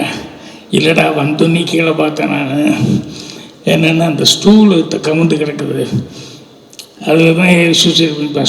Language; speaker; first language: Tamil; native; Tamil